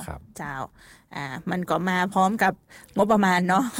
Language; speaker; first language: Thai; non-native, local second language; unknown